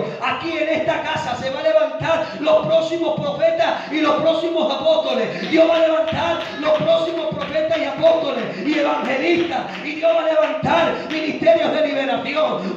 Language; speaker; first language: Spanish; native; Spanish